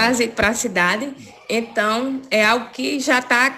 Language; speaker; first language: Portuguese; native; Portuguese